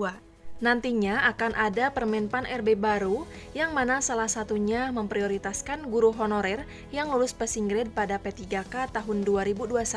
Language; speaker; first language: Indonesian; native; Indonesian